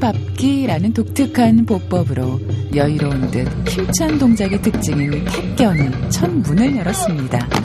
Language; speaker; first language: Korean; native; Korean